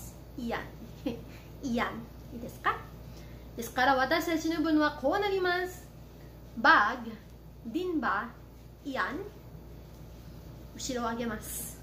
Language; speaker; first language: Japanese; non-native, fluent; Filipino